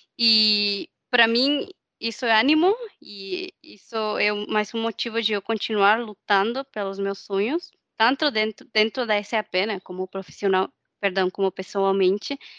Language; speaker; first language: Portuguese; non-native, fluent; Spanish